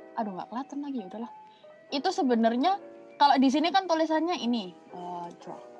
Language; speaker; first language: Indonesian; native; Indonesian